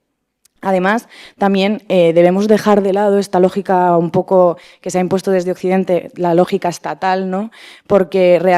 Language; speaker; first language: Spanish; native; Spanish